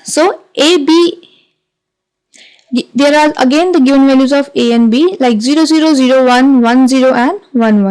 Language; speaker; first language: English; non-native, local second language; Hindi